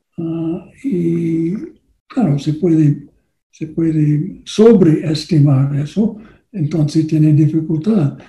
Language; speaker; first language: Spanish; non-native, learner; English